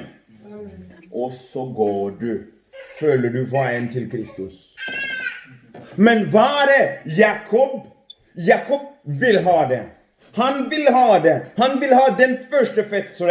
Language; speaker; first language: Norwegian; non-native, fluent; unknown